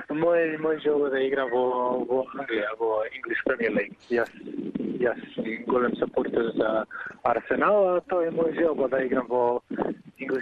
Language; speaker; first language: Macedonian; early bilingual, heritage; Macedonian